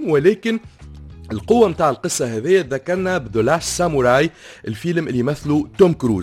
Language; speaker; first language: Arabic; native; Arabic